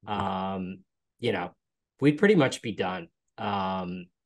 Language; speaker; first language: English; native; English